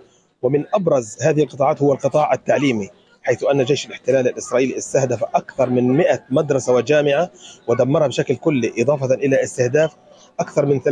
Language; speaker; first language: Arabic; native; Arabic